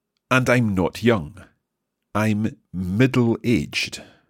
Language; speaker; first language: English; native; English